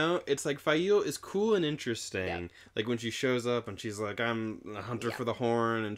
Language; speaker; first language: English; native; English